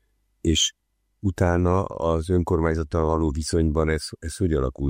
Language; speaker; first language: Hungarian; native; Hungarian